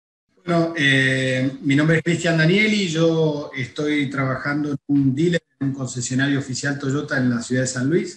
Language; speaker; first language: Spanish; native; Spanish